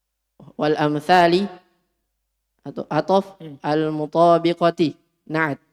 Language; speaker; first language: Arabic; non-native, learner; Indonesian